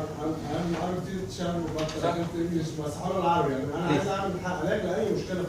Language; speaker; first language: Arabic; native; Arabic